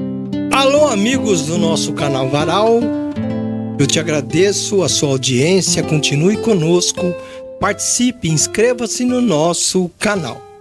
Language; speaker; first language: Portuguese; native; Portuguese